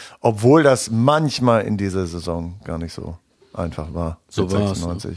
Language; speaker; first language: German; native; German